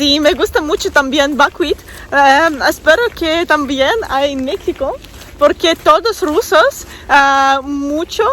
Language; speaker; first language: Spanish; non-native, learner; Russian